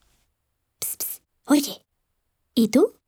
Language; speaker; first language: Spanish; native; Spanish